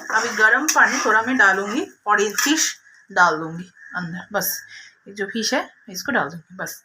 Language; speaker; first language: Hindi; non-native, local second language; Bangla